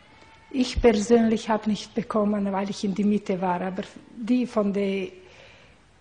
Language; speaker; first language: German; non-native, learner; Hungarian